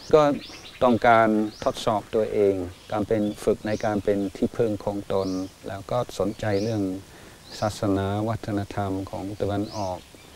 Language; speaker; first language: Thai; non-native, fluent; English